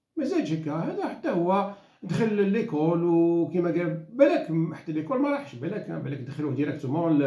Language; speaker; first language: Arabic; native; Arabic